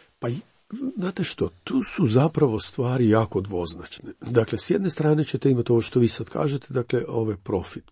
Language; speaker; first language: Croatian; native; Croatian